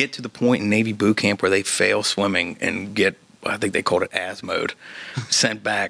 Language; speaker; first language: English; native; English